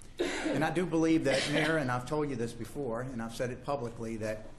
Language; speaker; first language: English; native; English